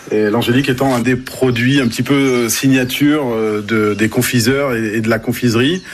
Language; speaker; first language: French; native; French